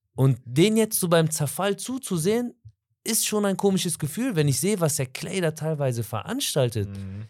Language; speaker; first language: German; native; German